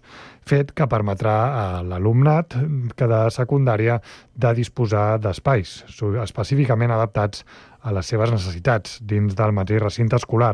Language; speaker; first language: Catalan; native; Catalan